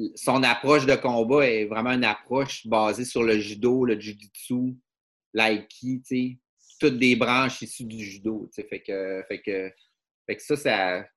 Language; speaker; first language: French; native; French